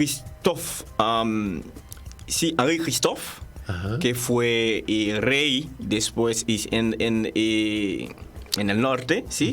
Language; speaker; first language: Spanish; non-native, fluent; Haitian Creole